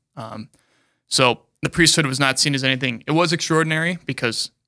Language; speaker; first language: English; native; English